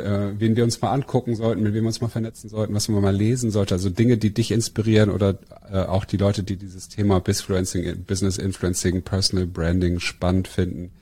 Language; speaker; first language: German; native; German